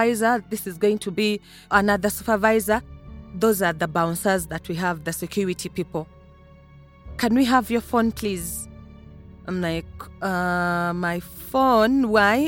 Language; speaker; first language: English; non-native, local second language; Ganda